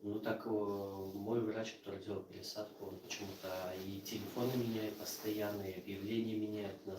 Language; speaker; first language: Russian; native; Russian